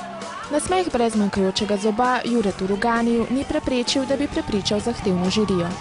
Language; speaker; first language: Slovenian; native; Slovenian